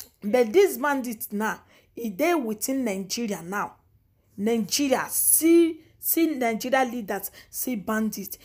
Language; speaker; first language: Nigerian Pidgin; non-native, local second language; Igbo